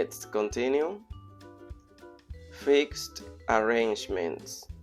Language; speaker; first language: English; non-native, fluent; Spanish